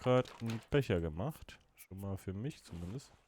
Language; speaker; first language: German; native; German